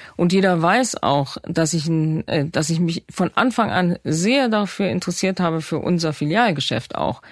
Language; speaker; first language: German; native; German